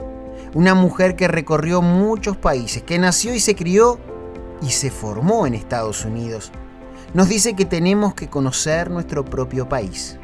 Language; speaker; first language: Spanish; native; Spanish